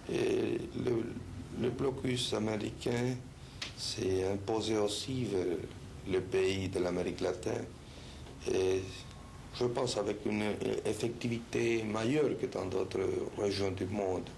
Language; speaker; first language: French; non-native, fluent; Spanish